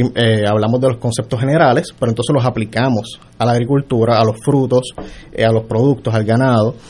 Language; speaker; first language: Spanish; native; Spanish